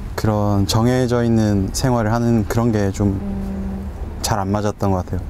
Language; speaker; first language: Korean; native; Korean